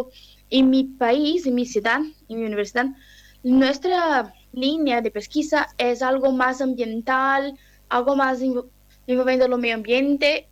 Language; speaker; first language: Spanish; non-native, learner; Portuguese